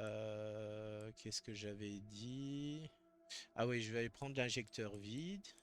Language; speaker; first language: French; native; French